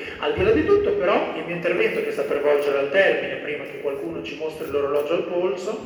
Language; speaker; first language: Italian; native; Italian